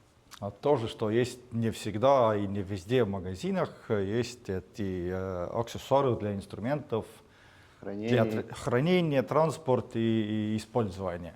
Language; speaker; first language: Russian; non-native, fluent; Estonian